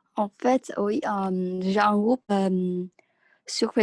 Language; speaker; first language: French; non-native, learner; Vietnamese